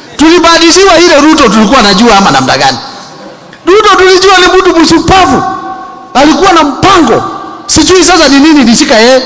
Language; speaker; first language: Swahili; non-native, local second language; Kikuyu